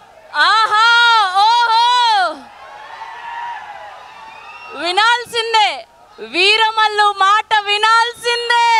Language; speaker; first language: Telugu; native; Telugu